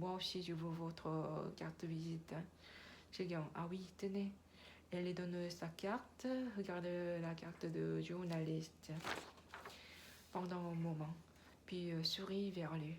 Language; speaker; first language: French; non-native, learner; Korean